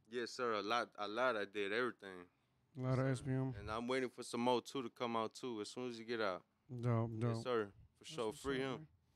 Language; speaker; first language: English; native; English